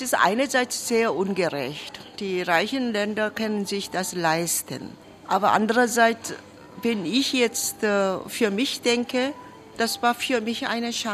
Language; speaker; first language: German; non-native, fluent; Korean